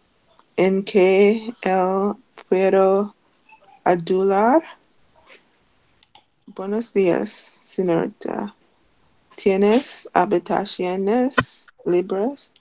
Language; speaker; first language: Spanish; non-native, learner; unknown